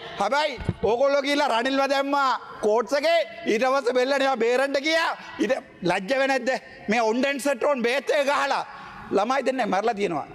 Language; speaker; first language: Sinhala; non-native, local second language; Tamil